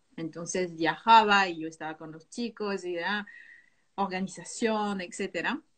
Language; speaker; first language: Spanish; non-native, fluent; French